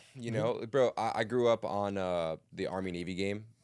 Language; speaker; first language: English; native; English